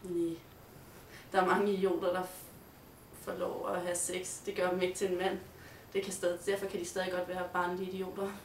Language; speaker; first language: Danish; native; Danish